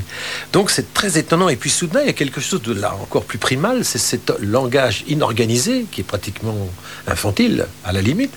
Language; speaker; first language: French; native; French